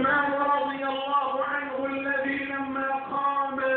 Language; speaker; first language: Arabic; native; Arabic